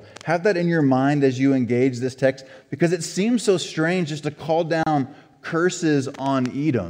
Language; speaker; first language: English; native; English